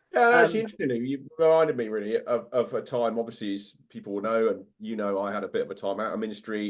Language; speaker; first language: English; native; English